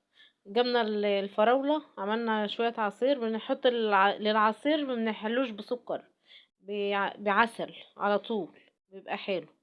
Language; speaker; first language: Arabic; native; Arabic